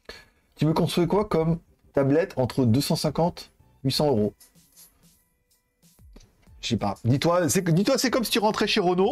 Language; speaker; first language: French; native; French